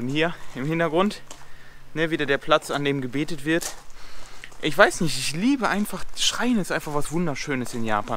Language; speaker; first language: German; native; German